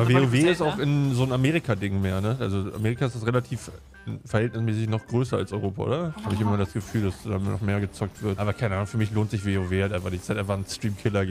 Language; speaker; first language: German; native; German